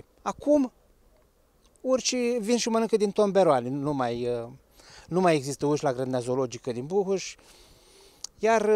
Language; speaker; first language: Romanian; native; Romanian